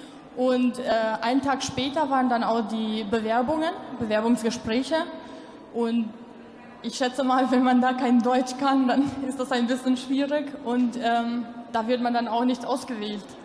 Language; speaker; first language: German; non-native, local second language; Albanian